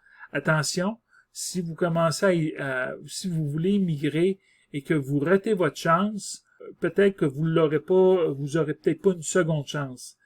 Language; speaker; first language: French; native; French